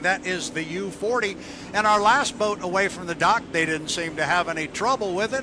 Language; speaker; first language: English; native; English